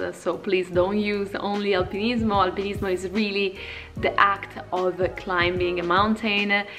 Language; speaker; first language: English; non-native, fluent; Italian